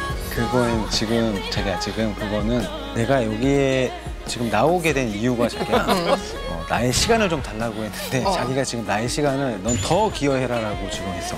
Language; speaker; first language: Korean; native; Korean